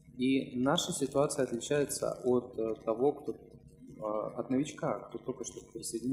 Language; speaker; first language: Russian; native; Russian